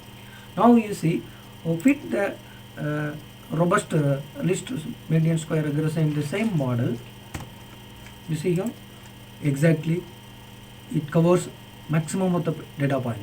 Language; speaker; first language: English; non-native, local second language; Tamil